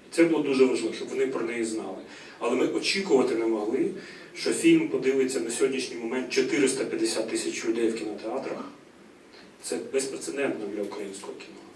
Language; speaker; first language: Ukrainian; native; Ukrainian